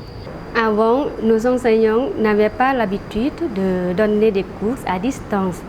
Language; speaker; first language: French; non-native, fluent; Lao